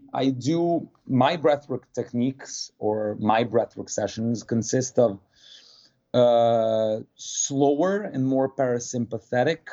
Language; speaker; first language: English; non-native, fluent; Serbian